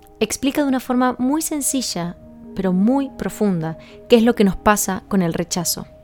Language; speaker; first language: Spanish; native; Spanish